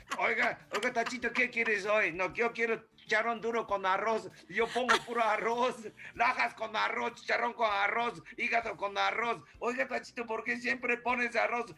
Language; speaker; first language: Spanish; non-native, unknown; Japanese